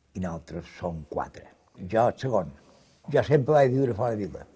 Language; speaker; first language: Catalan; native; Catalan